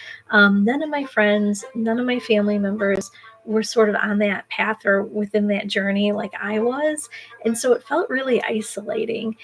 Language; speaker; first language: English; native; English